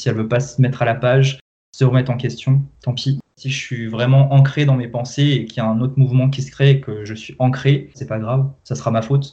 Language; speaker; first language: French; native; French